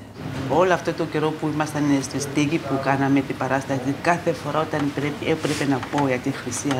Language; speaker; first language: Greek; non-native, fluent; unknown